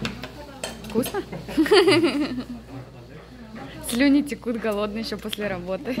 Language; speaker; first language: Russian; native; Russian